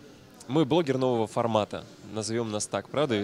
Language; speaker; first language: Russian; native; Russian